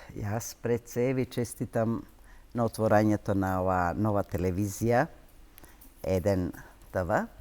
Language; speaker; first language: Macedonian; non-native, local second language; Turkish